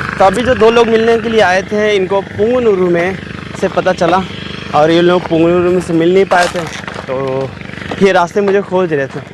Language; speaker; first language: Hindi; native; Hindi